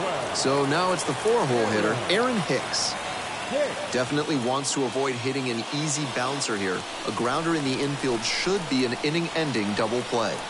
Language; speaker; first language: English; native; English